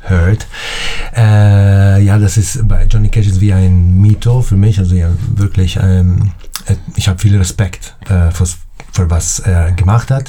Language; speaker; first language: German; non-native, fluent; Italian